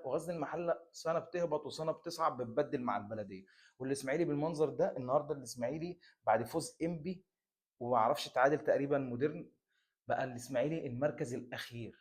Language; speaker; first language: Arabic; native; Arabic